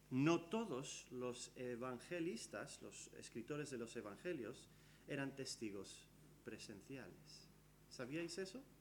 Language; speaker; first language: Spanish; early bilingual, other home language; English